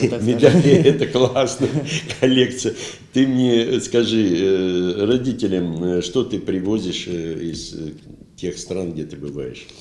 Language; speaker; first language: Russian; native; Russian